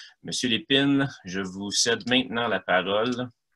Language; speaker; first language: French; native; French